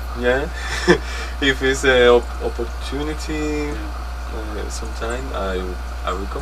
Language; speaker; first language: English; non-native, learner; Spanish